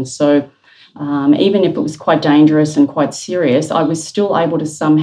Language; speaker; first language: English; native; English